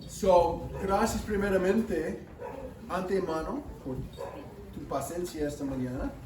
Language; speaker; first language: Spanish; non-native, fluent; English